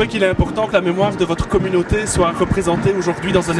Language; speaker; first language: French; native; French